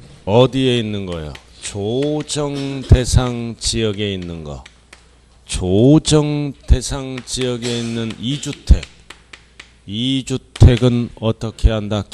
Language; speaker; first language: Korean; native; Korean